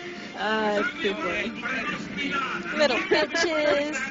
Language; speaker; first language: English; native; English